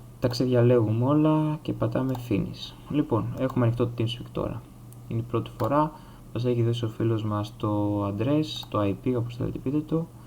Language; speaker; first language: Greek; native; Greek